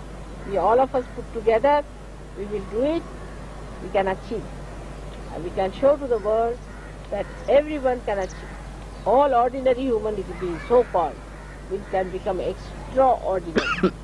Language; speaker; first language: English; non-native, local second language; Hindi